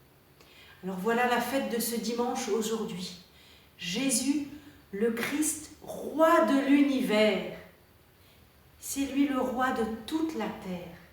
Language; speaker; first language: French; native; French